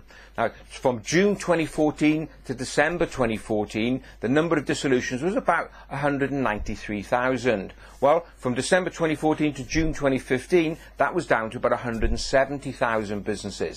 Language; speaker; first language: English; native; English